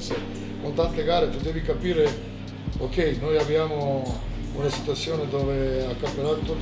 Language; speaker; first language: Italian; non-native, fluent; Serbian